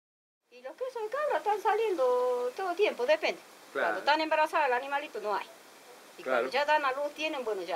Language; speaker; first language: Spanish; native; Spanish